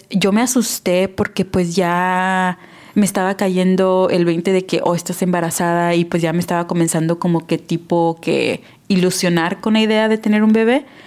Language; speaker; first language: Spanish; early bilingual, heritage; Spanish